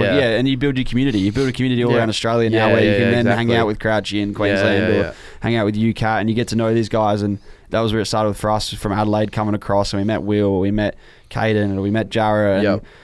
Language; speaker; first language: English; native; English